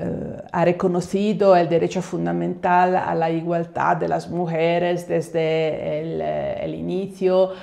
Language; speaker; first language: Spanish; non-native, fluent; Italian